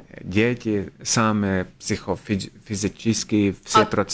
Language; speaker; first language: Russian; non-native, local second language; Latvian